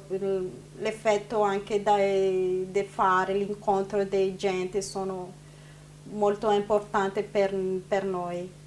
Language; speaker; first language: Italian; non-native, learner; Malagasy